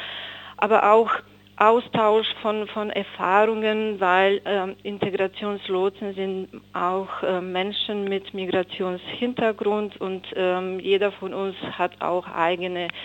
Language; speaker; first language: German; non-native, fluent; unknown